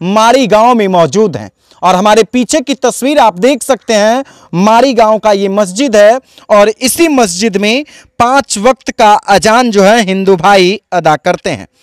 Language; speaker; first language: Hindi; native; Hindi